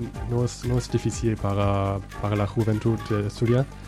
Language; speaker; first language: Spanish; non-native, learner; German